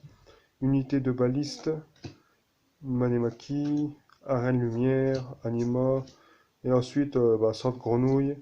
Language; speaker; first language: French; native; French